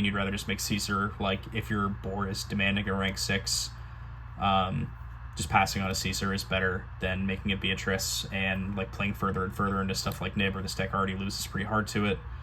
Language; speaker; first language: English; native; English